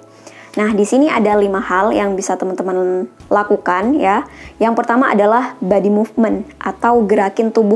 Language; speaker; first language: Indonesian; native; Indonesian